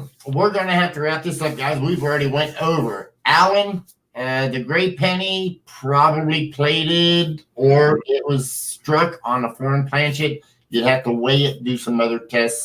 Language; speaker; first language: English; native; English